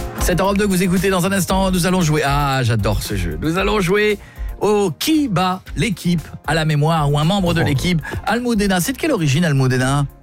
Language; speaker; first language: French; native; French